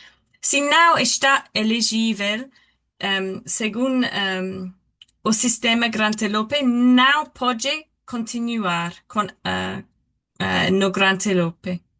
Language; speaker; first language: Portuguese; non-native, learner; English